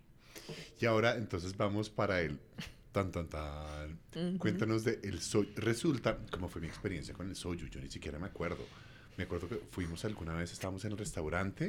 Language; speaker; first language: Spanish; native; Spanish